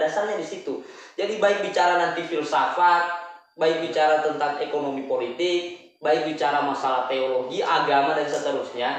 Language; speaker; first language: Indonesian; native; Indonesian